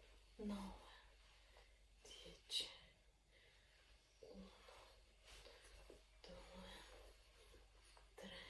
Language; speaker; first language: Italian; non-native, learner; Russian